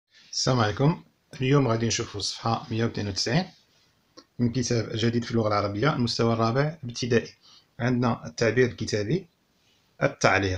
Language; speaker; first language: Arabic; native; Arabic